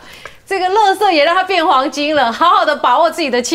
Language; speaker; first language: Chinese; native; Chinese